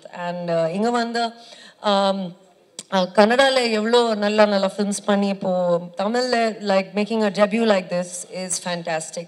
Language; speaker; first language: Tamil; non-native, learner; Kannada